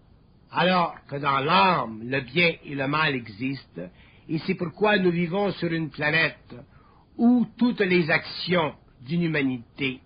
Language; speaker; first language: French; native; French